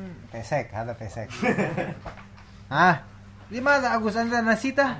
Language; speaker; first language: Arabic; non-native, fluent; Indonesian